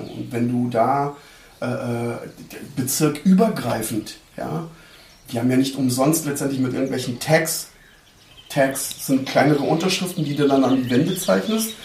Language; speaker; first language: German; early bilingual, other home language; Turkish